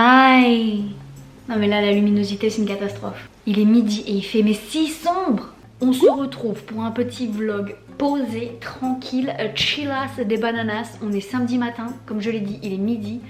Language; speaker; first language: French; native; French